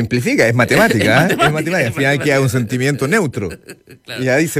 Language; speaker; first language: Spanish; native; Spanish